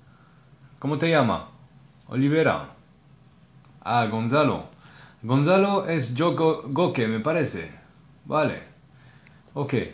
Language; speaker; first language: Spanish; non-native, learner; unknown